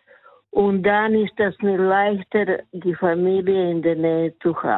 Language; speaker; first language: German; non-native, learner; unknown